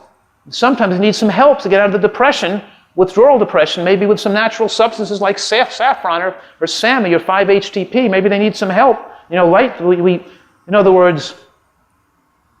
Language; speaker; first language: English; native; English